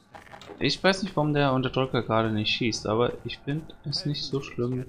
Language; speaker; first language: German; native; German